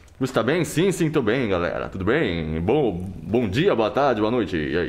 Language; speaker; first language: Portuguese; non-native, fluent; Korean